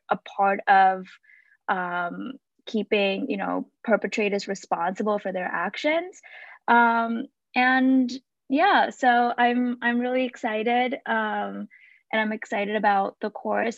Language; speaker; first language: English; non-native, local second language; Sinhala